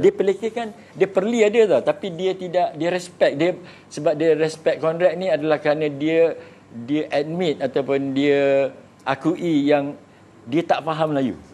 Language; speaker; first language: Malay; native; Malay